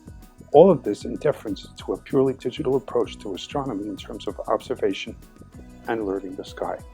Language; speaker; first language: English; native; English